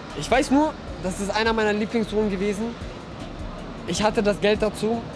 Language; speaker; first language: German; early bilingual, other home language; Russian